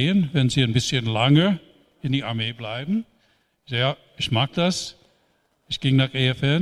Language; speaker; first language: German; non-native, fluent; English